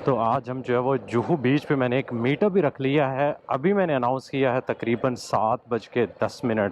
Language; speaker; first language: Urdu; native; Urdu